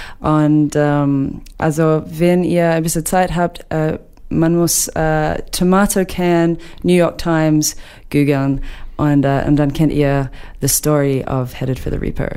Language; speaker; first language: German; non-native, fluent; English